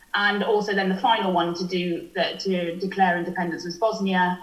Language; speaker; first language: English; native; English